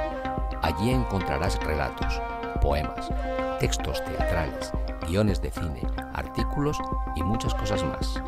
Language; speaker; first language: Spanish; native; Spanish